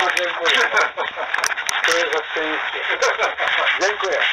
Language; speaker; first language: Polish; non-native, learner; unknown